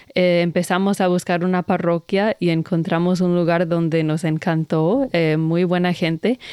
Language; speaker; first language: Spanish; non-native, fluent; English